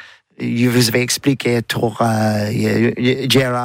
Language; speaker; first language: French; non-native, learner; English